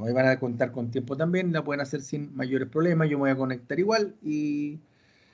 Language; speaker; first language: Spanish; native; Spanish